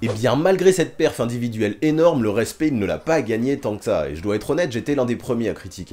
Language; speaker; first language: French; native; French